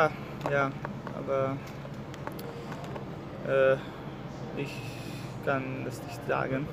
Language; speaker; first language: German; non-native, learner; Hungarian